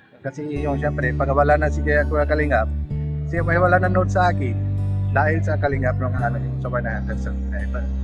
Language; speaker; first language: Filipino; non-native, learner; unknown